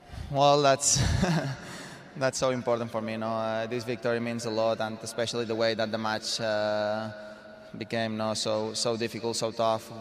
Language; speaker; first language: English; non-native, fluent; Spanish